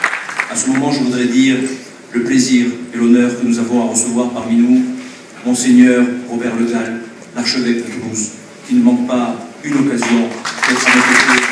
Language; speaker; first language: French; native; French